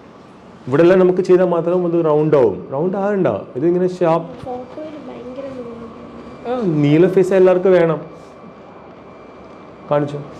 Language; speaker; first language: Malayalam; non-native, local second language; Tamil